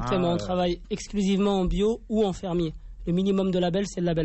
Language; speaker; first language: French; native; French